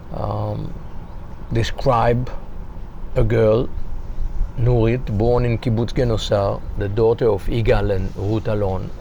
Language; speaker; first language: English; non-native, fluent; Hebrew